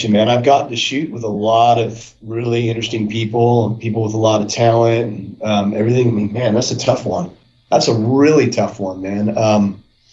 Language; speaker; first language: English; native; English